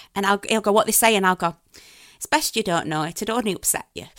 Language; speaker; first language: English; native; English